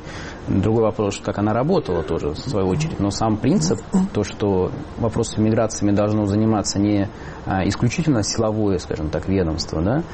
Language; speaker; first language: Russian; native; Russian